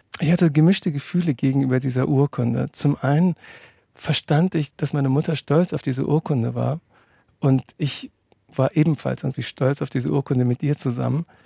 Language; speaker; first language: German; early bilingual, other home language; Turkish